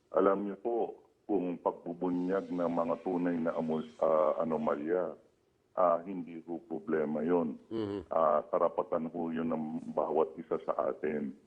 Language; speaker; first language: Filipino; native; Filipino